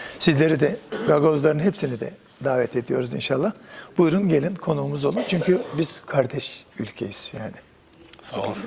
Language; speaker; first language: Turkish; native; Turkish